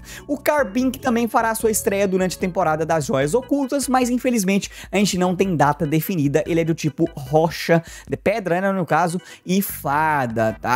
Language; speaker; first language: Portuguese; native; Portuguese